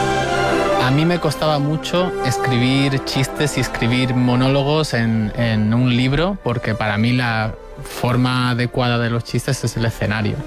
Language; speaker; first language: Spanish; native; Spanish